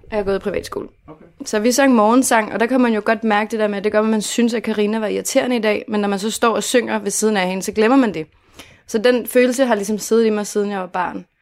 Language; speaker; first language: Danish; native; Danish